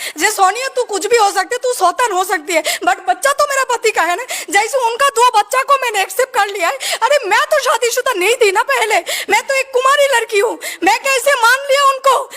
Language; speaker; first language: Hindi; non-native, fluent; Bangla